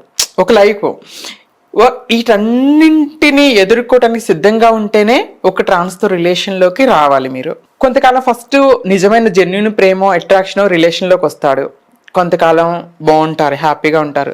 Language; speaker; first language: Telugu; native; Telugu